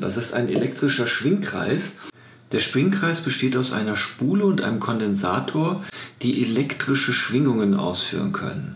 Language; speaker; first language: German; native; German